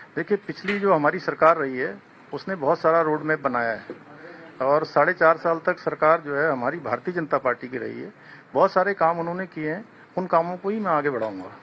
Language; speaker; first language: Hindi; native; Hindi